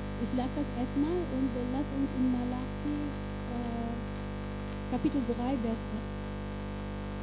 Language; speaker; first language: German; non-native, fluent; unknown